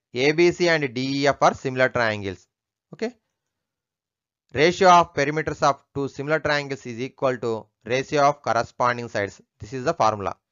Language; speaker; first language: English; non-native, local second language; Telugu